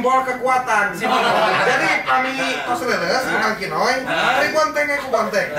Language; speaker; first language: Indonesian; non-native, local second language; Sundanese